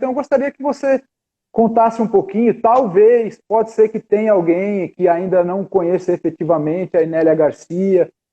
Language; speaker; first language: Portuguese; native; Portuguese